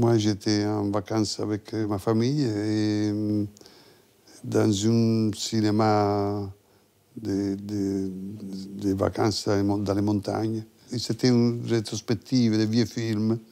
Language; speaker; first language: French; non-native, fluent; Italian